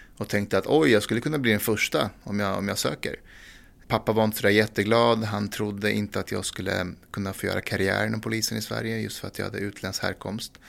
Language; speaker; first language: Swedish; early bilingual, other home language; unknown